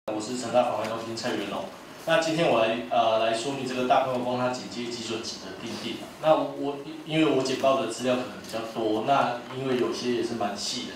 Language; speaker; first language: Chinese; native; Chinese